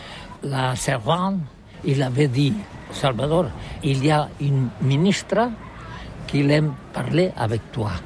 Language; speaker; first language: French; non-native, learner; Catalan